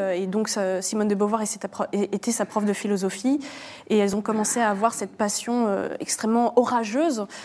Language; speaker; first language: French; native; French